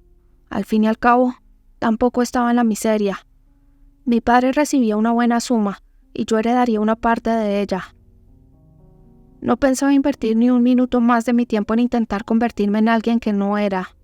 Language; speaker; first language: Spanish; native; Spanish